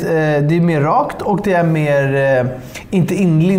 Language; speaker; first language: Swedish; native; Swedish